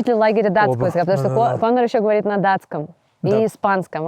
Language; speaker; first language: Russian; native; Russian